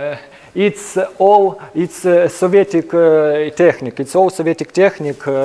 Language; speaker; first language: English; non-native, learner; Ukrainian